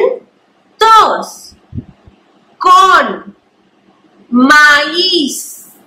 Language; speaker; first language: Spanish; non-native, fluent; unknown